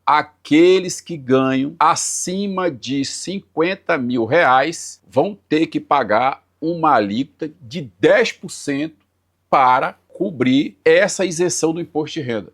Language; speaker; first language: Portuguese; native; Portuguese